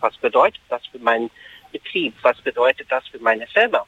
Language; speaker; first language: German; non-native, fluent; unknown